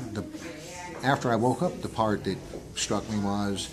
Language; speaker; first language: English; native; English